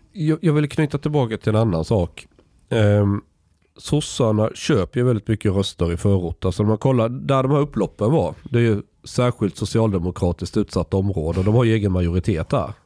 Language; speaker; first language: Swedish; native; Swedish